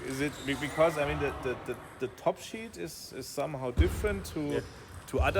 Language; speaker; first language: English; non-native, fluent; German